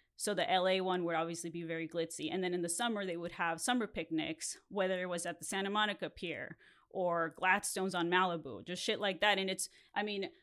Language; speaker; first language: English; non-native, fluent; Spanish